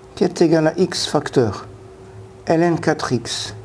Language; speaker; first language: French; non-native, local second language; Arabic